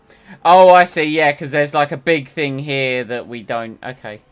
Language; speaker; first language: English; native; English